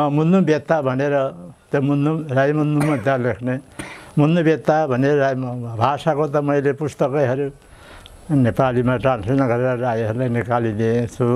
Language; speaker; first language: Nepali; non-native, local second language; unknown